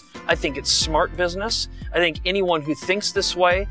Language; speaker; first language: English; native; English